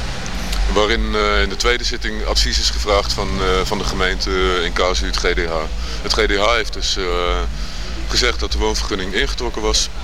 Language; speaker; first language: Dutch; native; Dutch